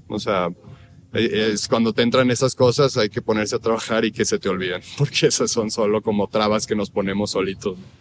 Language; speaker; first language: Spanish; native; Spanish